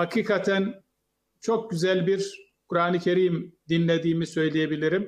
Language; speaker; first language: Turkish; native; Turkish